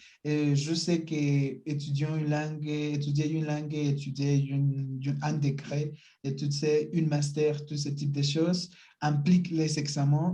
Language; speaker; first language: French; non-native, learner; Spanish